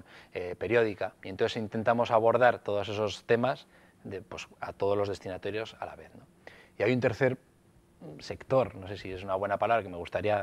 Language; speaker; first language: Spanish; native; Spanish